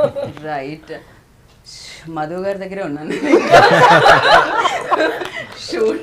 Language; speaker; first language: Telugu; native; Telugu